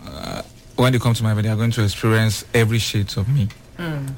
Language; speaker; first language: English; non-native, local second language; Yoruba